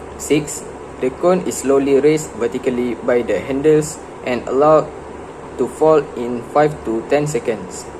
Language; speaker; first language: English; non-native, learner; Malay